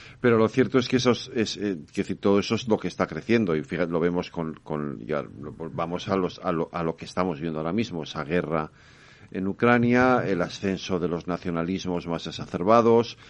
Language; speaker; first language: Spanish; native; Spanish